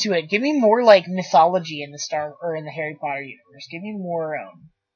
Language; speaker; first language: English; native; English